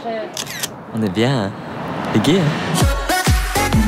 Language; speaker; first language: French; native; French